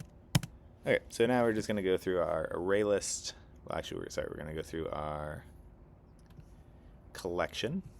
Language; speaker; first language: English; native; English